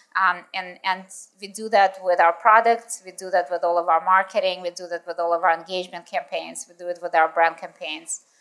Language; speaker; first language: English; native; English